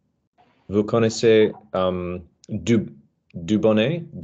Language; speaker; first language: French; non-native, learner; English